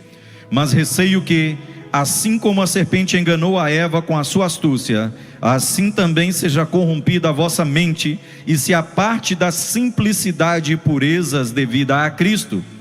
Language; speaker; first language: Portuguese; native; Portuguese